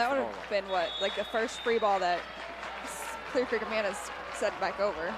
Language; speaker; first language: English; native; English